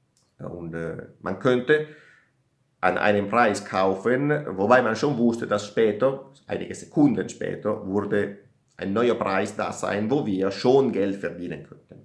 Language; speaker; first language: German; non-native, learner; Italian